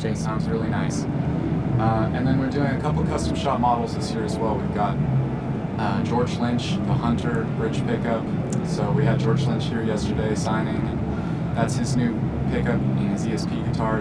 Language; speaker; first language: English; native; English